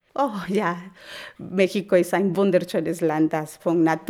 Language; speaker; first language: German; non-native, fluent; Spanish